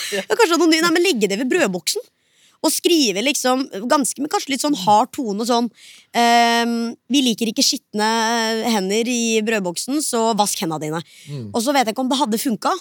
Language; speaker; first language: Norwegian; early bilingual, other home language; Hindi